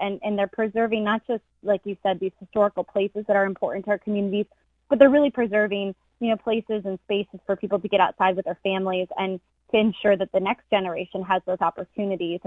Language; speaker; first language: English; native; English